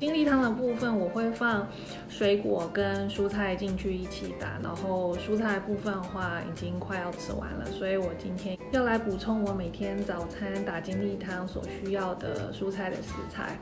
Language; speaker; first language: Chinese; native; Chinese